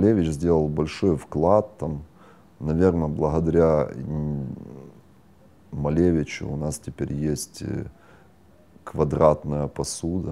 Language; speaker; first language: Ukrainian; non-native, local second language; Russian